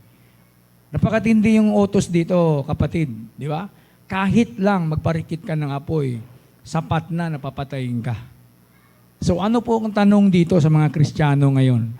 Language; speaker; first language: Filipino; native; Filipino